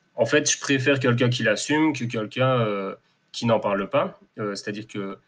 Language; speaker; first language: French; native; French